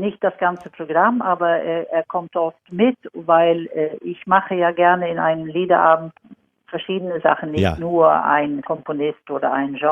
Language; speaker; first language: German; non-native, fluent; Swedish